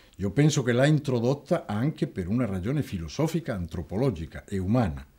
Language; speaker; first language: Italian; non-native, fluent; Spanish